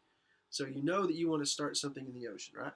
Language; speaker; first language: English; native; English